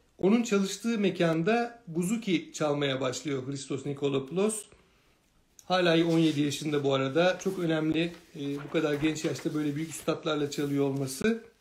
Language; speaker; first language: Turkish; native; Turkish